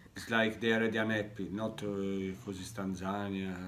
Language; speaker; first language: English; non-native, learner; Italian